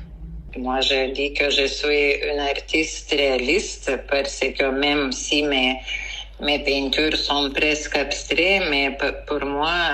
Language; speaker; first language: French; non-native, fluent; Lithuanian